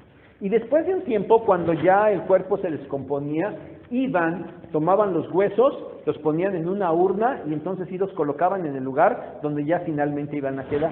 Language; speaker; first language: Spanish; native; Spanish